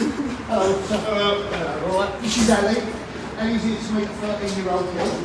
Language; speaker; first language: English; native; English